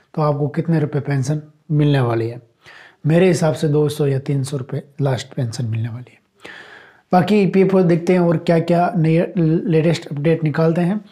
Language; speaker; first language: Hindi; native; Hindi